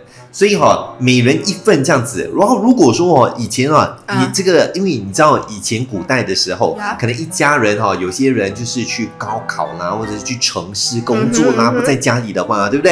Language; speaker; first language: Chinese; native; Chinese